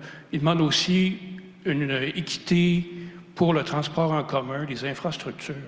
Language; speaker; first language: French; native; French